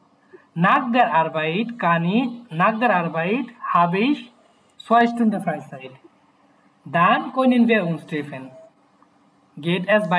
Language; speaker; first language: German; non-native, fluent; Bangla